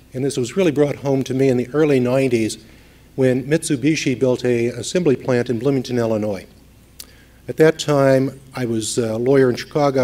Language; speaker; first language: English; native; English